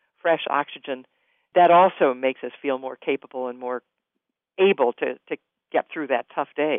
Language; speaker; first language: English; native; English